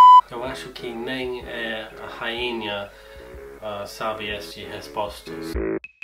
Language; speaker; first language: Portuguese; non-native, learner; English